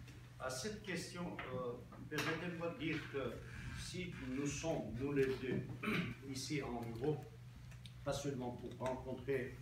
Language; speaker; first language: French; non-native, local second language; Armenian